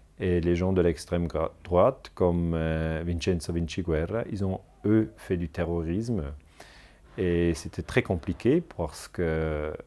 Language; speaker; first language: French; non-native, local second language; German